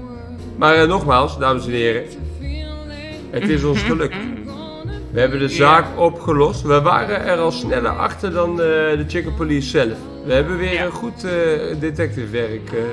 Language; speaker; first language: Dutch; native; Dutch